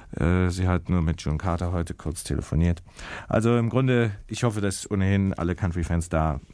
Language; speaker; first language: German; native; German